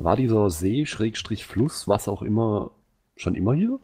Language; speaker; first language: German; native; German